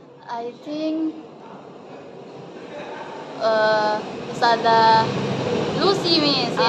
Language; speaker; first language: English; non-native, learner; Indonesian